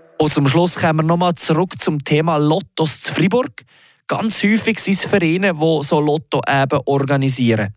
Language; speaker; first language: German; native; German